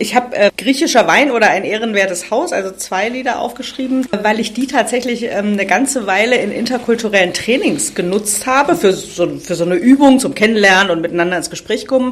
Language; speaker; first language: German; native; German